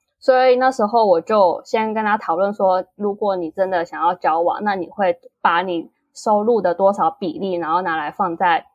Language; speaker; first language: Chinese; native; Chinese